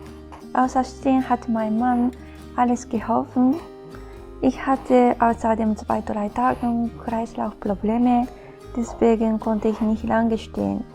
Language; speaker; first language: German; non-native, fluent; Japanese